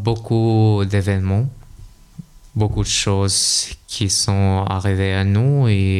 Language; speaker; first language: French; non-native, learner; Russian